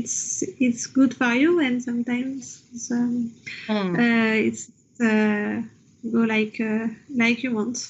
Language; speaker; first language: English; non-native, learner; French